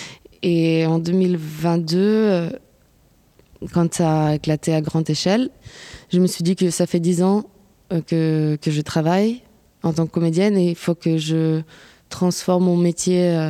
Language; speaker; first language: French; non-native, fluent; Ukrainian